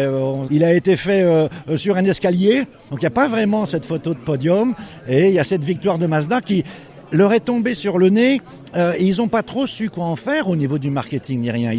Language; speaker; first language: French; native; French